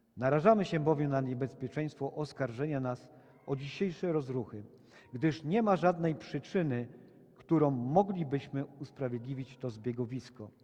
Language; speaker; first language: Polish; native; Polish